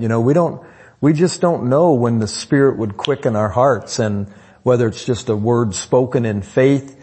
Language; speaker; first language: English; native; English